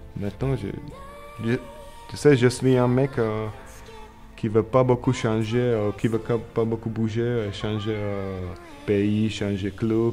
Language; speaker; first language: French; non-native, learner; Slovak